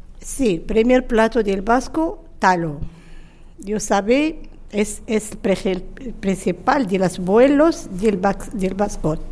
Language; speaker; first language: Spanish; non-native, learner; Arabic